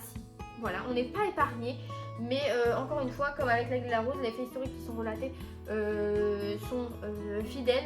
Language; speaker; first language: French; native; French